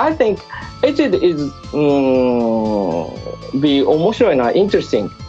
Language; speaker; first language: English; non-native, learner; Japanese